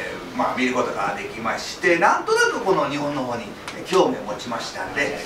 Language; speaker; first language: Japanese; non-native, fluent; Swedish